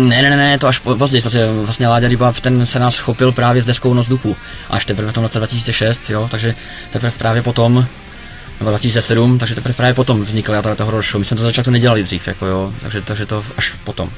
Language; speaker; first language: Czech; native; Czech